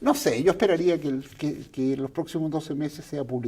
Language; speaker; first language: Spanish; native; Spanish